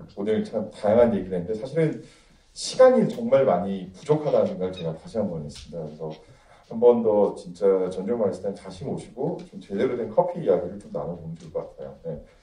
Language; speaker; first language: Korean; native; Korean